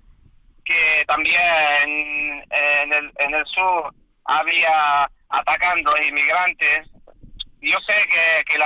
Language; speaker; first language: Spanish; non-native, fluent; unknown